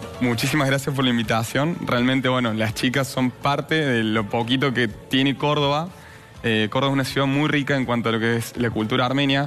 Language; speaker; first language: Spanish; native; Spanish